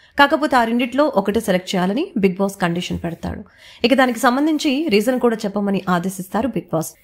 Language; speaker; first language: Telugu; native; Telugu